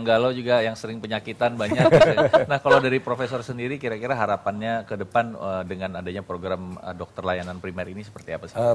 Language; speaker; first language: Indonesian; native; Indonesian